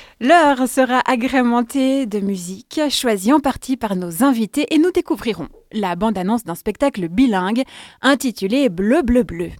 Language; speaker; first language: French; native; French